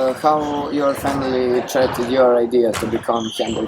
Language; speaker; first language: English; non-native, learner; Serbian